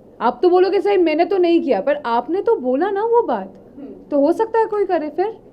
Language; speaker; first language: Hindi; non-native, local second language; Bangla